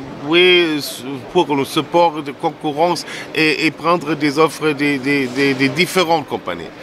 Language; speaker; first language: French; non-native, fluent; German